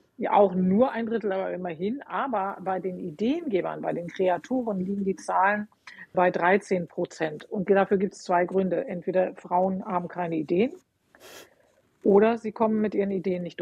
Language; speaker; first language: German; native; German